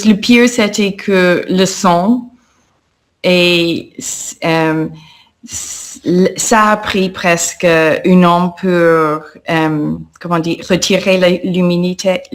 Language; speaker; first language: French; non-native, fluent; English